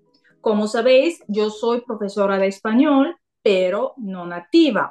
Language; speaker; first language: Spanish; non-native, fluent; Bulgarian